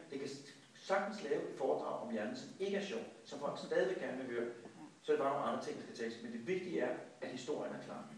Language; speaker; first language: Danish; native; Danish